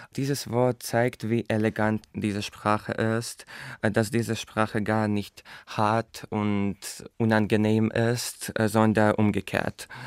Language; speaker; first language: German; non-native, fluent; Azerbaijani